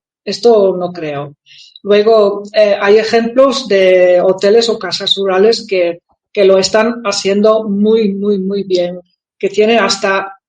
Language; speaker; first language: Spanish; non-native, fluent; Dutch